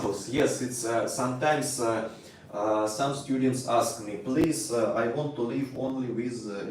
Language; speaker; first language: English; non-native, learner; Russian